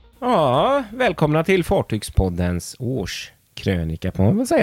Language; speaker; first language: Swedish; native; Swedish